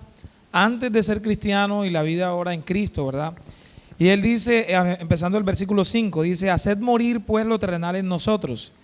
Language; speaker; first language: Spanish; native; Spanish